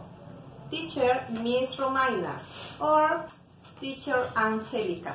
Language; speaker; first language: English; non-native, fluent; Spanish